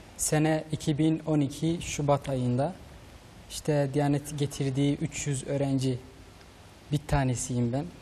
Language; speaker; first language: Turkish; non-native, fluent; Somali